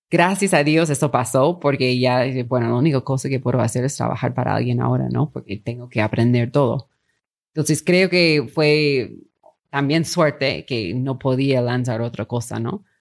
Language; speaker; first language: Spanish; non-native, fluent; English